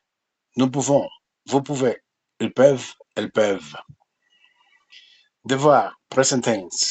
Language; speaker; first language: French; non-native, fluent; Spanish